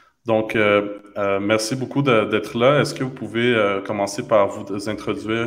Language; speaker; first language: French; native; French